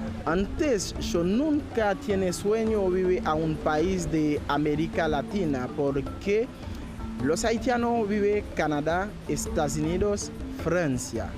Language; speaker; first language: Spanish; non-native, learner; Haitian Creole